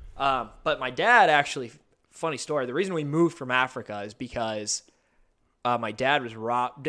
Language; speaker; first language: English; early bilingual, other home language; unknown